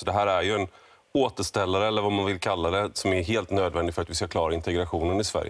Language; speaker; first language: Swedish; native; Swedish